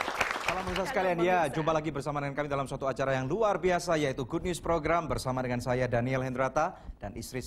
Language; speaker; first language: Indonesian; native; Indonesian